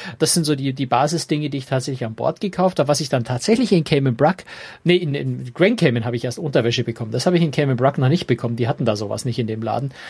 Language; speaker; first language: German; native; German